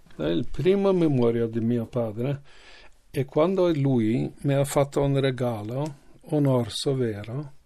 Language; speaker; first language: Italian; non-native, learner; Norwegian